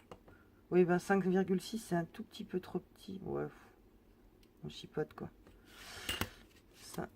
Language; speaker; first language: French; native; French